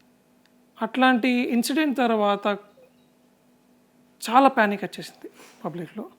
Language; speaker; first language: Telugu; native; Telugu